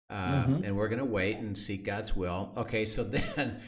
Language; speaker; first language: English; native; English